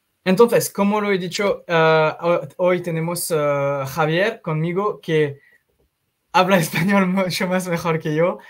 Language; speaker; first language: Spanish; non-native, fluent; French